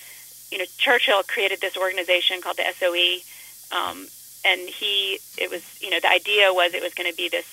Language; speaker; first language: English; native; English